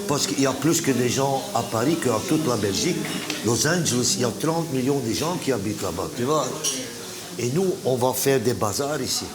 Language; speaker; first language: French; non-native, local second language; Dutch